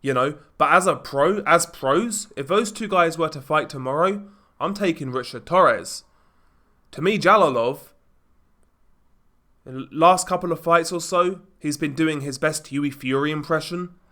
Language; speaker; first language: English; native; English